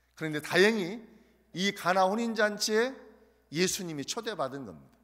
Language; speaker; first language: Korean; native; Korean